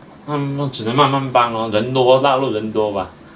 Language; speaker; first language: Chinese; native; Chinese